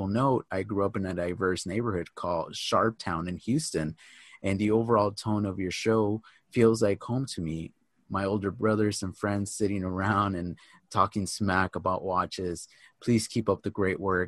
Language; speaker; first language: English; native; English